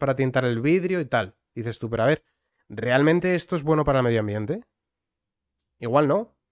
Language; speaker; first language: Spanish; native; Spanish